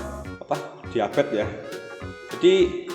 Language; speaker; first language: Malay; non-native, local second language; Javanese